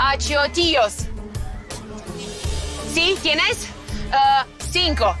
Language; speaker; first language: Spanish; non-native, learner; Romanian